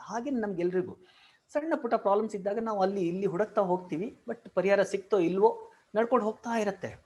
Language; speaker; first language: Kannada; non-native, local second language; Marwari